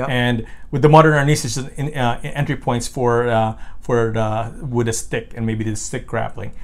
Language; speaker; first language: English; non-native, local second language; Filipino